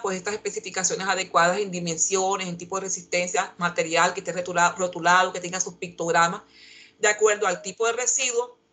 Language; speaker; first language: Spanish; native; Spanish